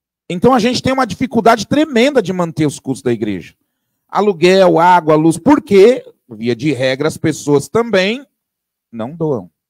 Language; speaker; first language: Portuguese; native; Portuguese